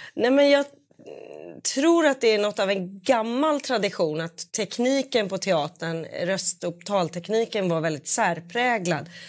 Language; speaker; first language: Swedish; native; Swedish